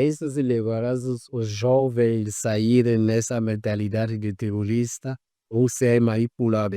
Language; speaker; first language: Portuguese; non-native, fluent; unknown